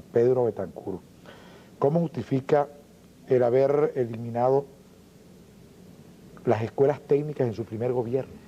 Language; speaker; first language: Spanish; native; Spanish